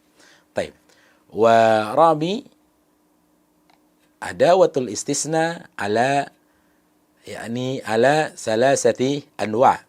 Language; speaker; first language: Arabic; non-native, fluent; Indonesian